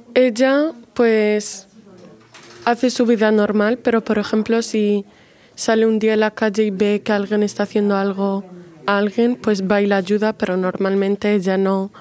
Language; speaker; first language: Spanish; native; Spanish